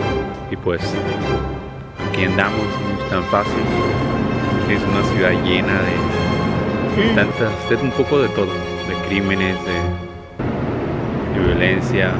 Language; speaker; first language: Spanish; non-native, local second language; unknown